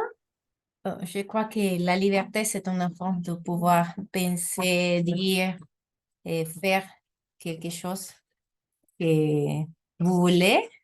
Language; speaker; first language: French; non-native, learner; Spanish